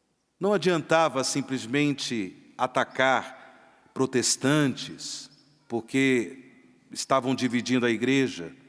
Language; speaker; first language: Portuguese; native; Portuguese